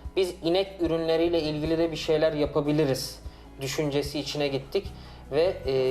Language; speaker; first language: Turkish; native; Turkish